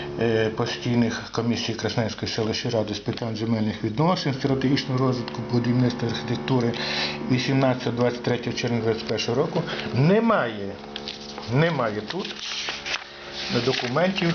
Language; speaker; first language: Ukrainian; native; Ukrainian